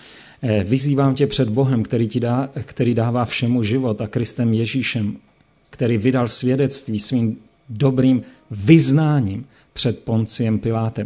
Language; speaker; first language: Czech; native; Czech